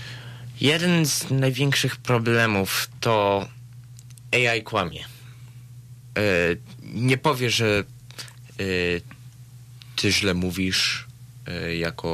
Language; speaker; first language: Polish; early bilingual, heritage; Polish